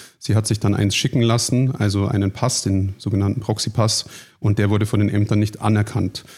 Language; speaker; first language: German; native; German